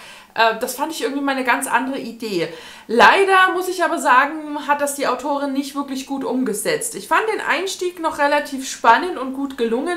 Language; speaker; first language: German; native; German